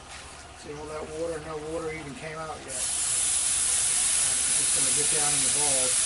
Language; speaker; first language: English; native; English